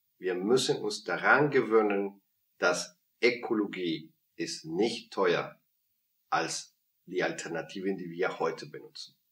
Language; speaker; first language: German; non-native, fluent; Spanish